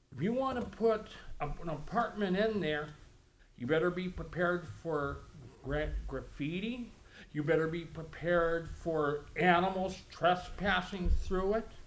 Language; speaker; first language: English; native; English